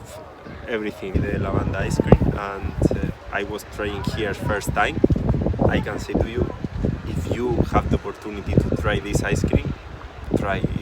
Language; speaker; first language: English; non-native, fluent; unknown